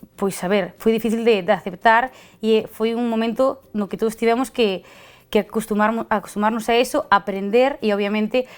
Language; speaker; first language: Galician; native; Galician